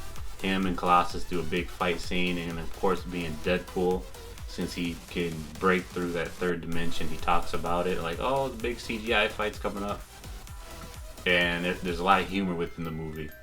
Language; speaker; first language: English; native; English